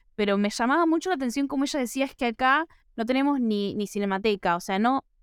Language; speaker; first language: Spanish; native; Spanish